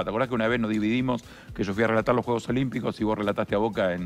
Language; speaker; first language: Spanish; native; Spanish